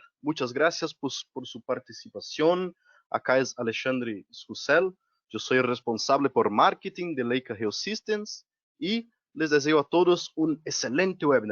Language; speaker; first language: Spanish; non-native, local second language; Portuguese